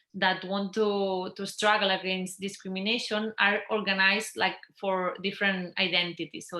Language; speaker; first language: English; non-native, fluent; Catalan